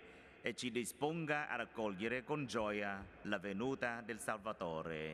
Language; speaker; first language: Italian; native; Italian